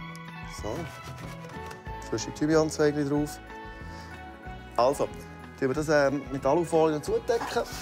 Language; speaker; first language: German; native; German